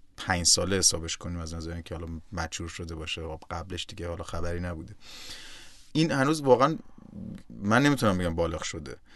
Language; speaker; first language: Persian; native; Persian